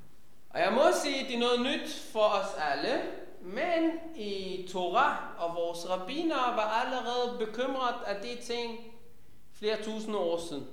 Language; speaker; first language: Danish; non-native, fluent; Hebrew